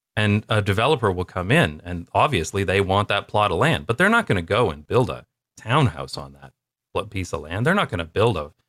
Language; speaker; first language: English; native; English